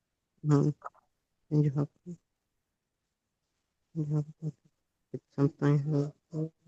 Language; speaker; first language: English; non-native, learner; Spanish